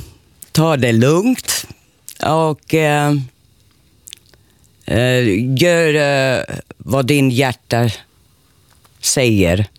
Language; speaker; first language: Swedish; non-native, local second language; Finnish